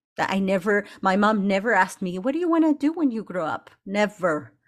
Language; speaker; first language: English; early bilingual, other home language; Spanish